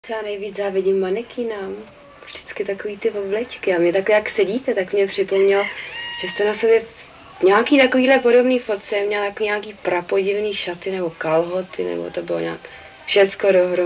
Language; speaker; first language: Czech; native; Czech